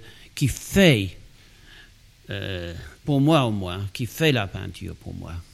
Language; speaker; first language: French; non-native, fluent; English